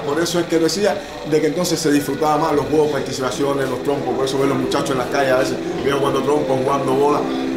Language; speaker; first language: Spanish; native; Spanish